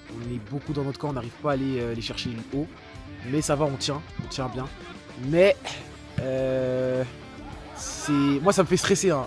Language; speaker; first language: French; native; French